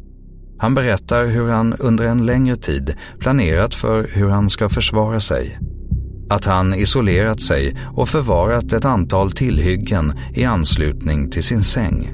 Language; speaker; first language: Swedish; native; Swedish